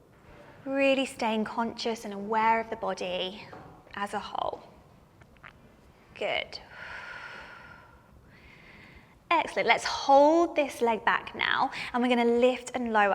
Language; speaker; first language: English; native; English